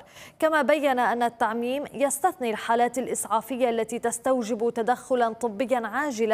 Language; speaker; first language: Arabic; native; Arabic